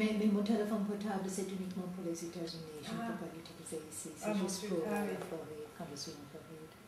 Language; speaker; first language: French; non-native, fluent; English